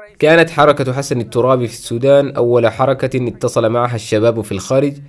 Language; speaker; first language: Arabic; non-native, local second language; Somali